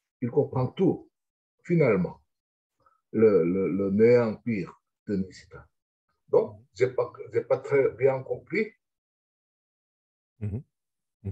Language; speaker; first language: French; non-native, learner; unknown